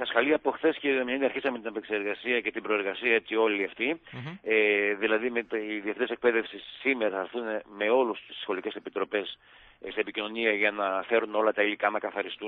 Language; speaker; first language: Greek; native; Greek